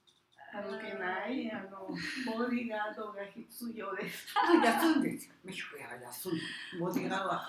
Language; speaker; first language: Japanese; non-native, learner; Spanish